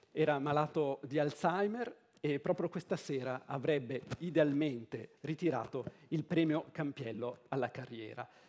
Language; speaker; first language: Italian; native; Italian